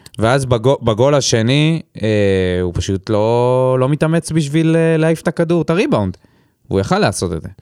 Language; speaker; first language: Hebrew; native; Hebrew